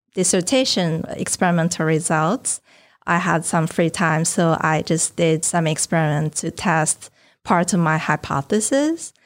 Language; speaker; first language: English; non-native, fluent; Chinese